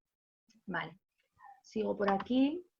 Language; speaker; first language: Spanish; native; Spanish